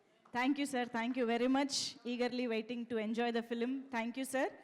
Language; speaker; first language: Telugu; native; Telugu